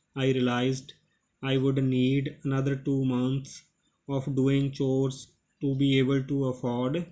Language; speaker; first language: English; non-native, local second language; Punjabi